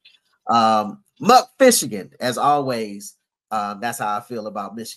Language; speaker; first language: English; native; English